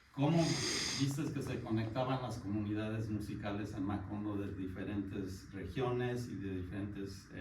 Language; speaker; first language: Spanish; early bilingual, other home language; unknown